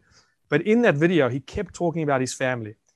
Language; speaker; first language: English; native; English